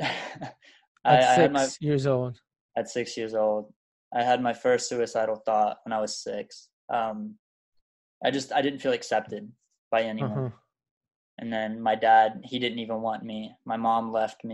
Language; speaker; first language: English; early bilingual, other home language; German